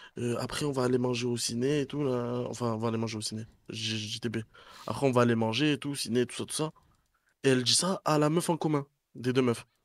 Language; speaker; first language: French; native; French